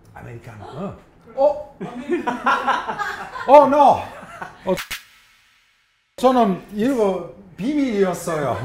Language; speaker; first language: Korean; non-native, fluent; Italian